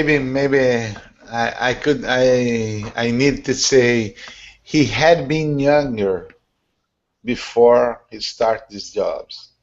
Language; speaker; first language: English; non-native, learner; Portuguese